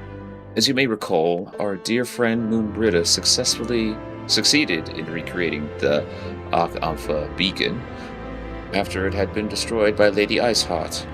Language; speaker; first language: English; native; English